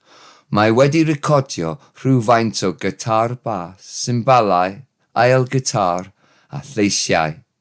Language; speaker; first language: Welsh; non-native, learner; English